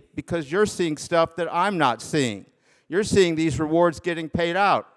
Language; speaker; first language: English; native; English